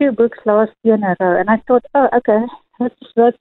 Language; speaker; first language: English; non-native, local second language; Afrikaans